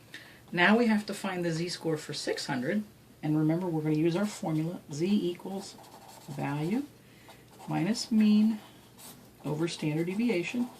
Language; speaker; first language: English; native; English